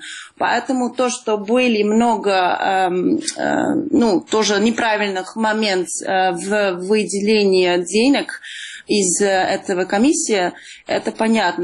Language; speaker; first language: Russian; non-native, fluent; Dutch